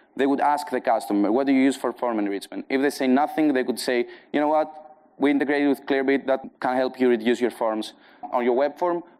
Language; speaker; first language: English; non-native, fluent; Greek